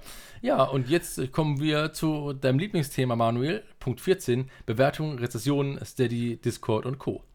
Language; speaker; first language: German; native; German